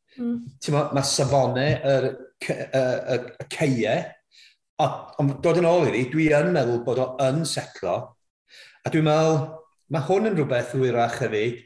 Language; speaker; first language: Welsh; native; Welsh